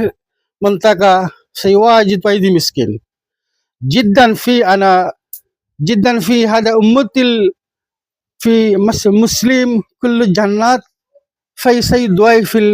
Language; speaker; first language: Arabic; non-native, learner; Bangla